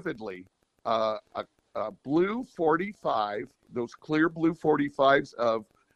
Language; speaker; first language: English; native; English